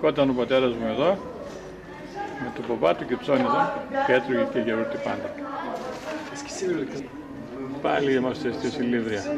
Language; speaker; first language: Greek; native; Greek